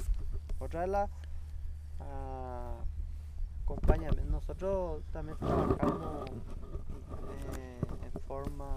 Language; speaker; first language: Spanish; non-native, local second language; Guarani